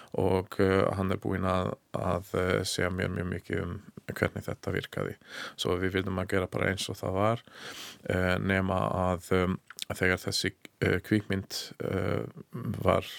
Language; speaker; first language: Icelandic; non-native, learner; Hungarian